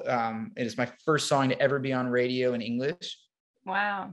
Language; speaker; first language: English; native; English